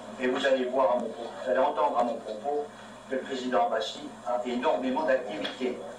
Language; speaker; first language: French; native; French